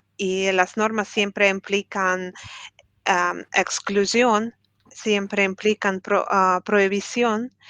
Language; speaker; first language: Spanish; non-native, fluent; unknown